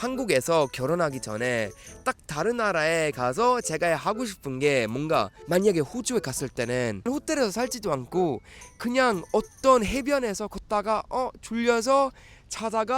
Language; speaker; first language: Korean; non-native, fluent; Swedish